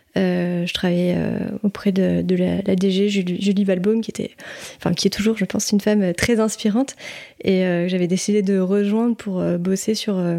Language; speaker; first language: French; native; French